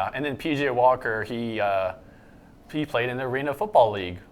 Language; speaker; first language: English; native; English